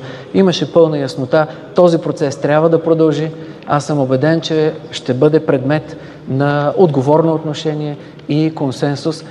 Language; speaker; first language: Bulgarian; native; Bulgarian